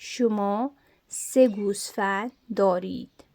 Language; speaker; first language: Persian; non-native, learner; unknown